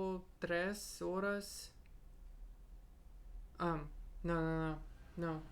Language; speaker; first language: Spanish; non-native, learner; Russian